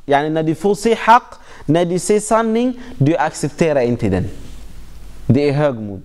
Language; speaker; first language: Swedish; non-native, fluent; Arabic